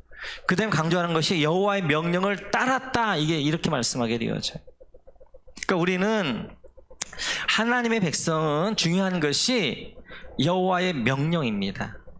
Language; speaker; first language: Korean; native; Korean